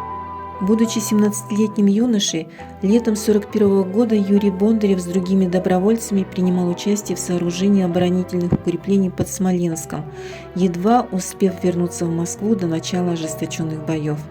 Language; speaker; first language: Russian; native; Russian